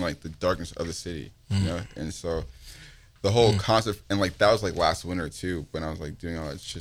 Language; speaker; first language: English; native; English